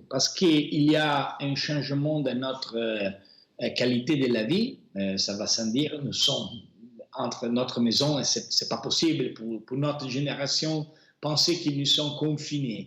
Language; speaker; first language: French; non-native, fluent; Italian